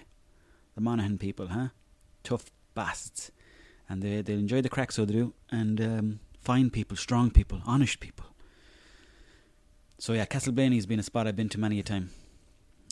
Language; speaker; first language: English; native; English